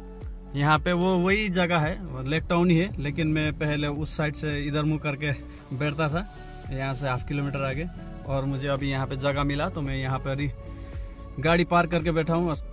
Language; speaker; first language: Hindi; non-native, local second language; Nepali